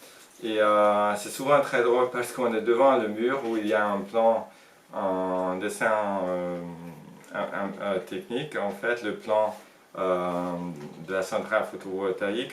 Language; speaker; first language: French; non-native, fluent; Hungarian